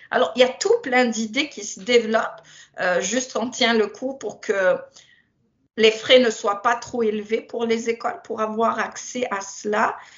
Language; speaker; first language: French; non-native, local second language; Berber languages